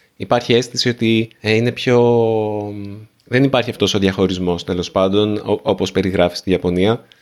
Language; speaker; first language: Greek; native; Greek